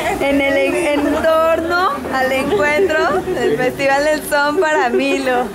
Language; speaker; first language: Spanish; native; Spanish